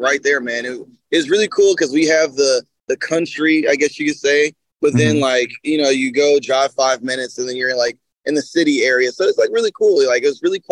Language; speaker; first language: English; native; English